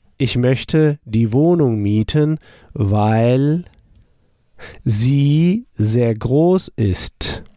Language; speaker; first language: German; non-native, fluent; English